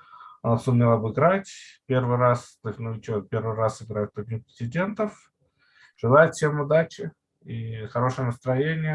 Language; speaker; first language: Russian; native; Russian